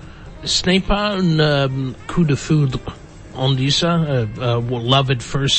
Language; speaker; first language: French; non-native, fluent; English